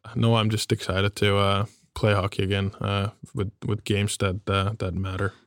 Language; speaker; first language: English; non-native, fluent; German